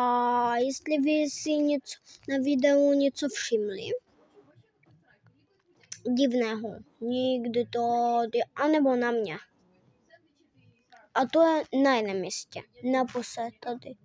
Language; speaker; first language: Czech; early bilingual, other home language; Ukrainian